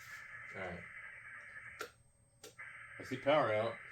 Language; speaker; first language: English; native; English